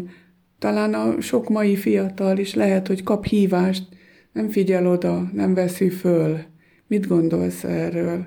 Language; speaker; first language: Hungarian; native; Hungarian